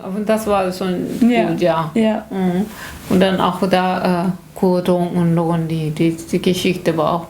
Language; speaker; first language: German; non-native, learner; Korean